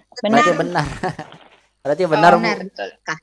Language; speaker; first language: Indonesian; native; Indonesian